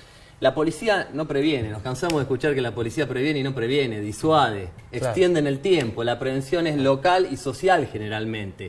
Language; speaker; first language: Spanish; native; Spanish